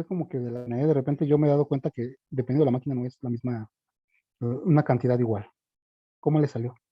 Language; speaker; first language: Spanish; native; Spanish